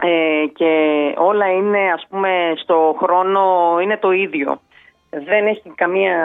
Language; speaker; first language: Greek; native; Greek